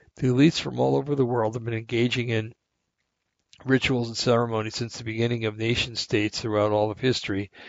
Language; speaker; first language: English; native; English